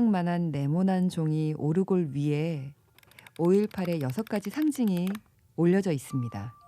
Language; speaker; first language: Korean; native; Korean